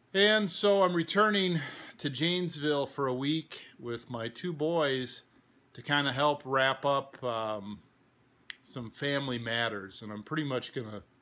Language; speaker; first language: English; native; English